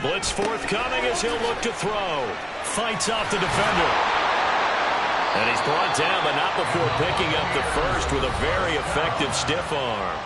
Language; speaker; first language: English; native; English